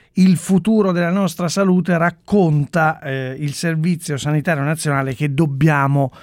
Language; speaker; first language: Italian; native; Italian